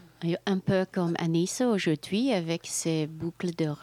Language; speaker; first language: French; non-native, fluent; English